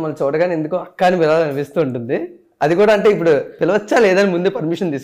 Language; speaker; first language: Telugu; native; Telugu